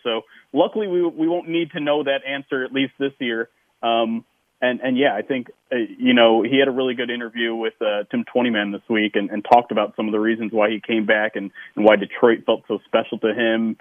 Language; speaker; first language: English; native; English